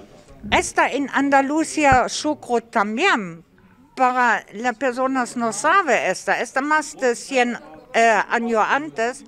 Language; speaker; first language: Spanish; non-native, learner; German